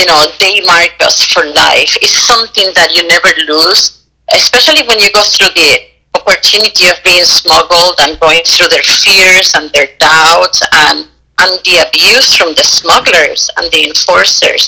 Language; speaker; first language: English; non-native, fluent; Spanish